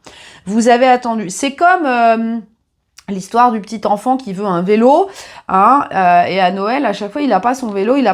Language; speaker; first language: French; native; French